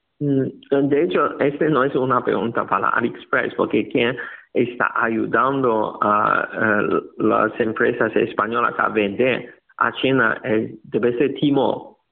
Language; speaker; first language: Spanish; non-native, learner; Chinese